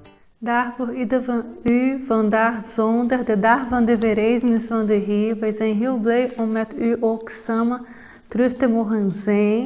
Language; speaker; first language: Dutch; non-native, fluent; Portuguese